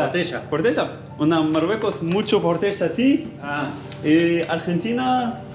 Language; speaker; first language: Spanish; non-native, learner; Arabic